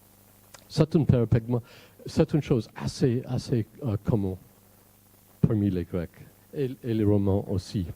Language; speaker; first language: French; non-native, fluent; English